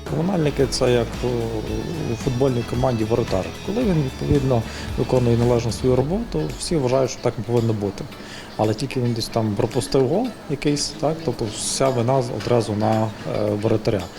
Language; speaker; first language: Ukrainian; native; Ukrainian